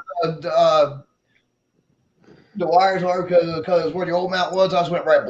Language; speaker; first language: English; native; English